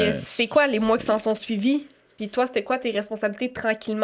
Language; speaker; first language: French; native; French